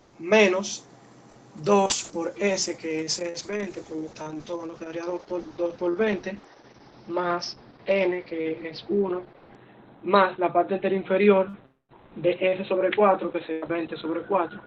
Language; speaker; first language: Spanish; native; Spanish